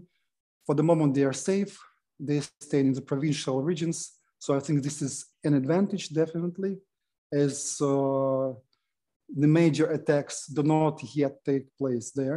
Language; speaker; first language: English; non-native, fluent; Russian